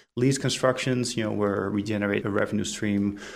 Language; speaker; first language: English; non-native, fluent; Dutch